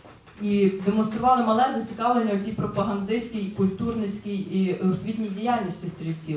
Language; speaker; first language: Ukrainian; native; Ukrainian